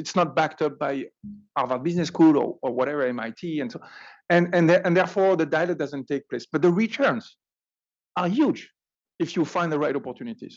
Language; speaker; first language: English; non-native, fluent; French